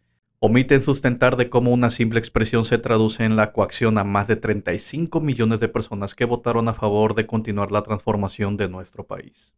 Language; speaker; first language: Spanish; native; Spanish